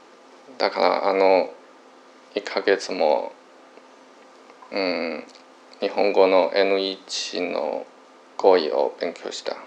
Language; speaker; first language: Japanese; non-native, learner; Chinese